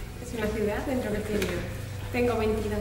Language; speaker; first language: Portuguese; non-native, learner; Spanish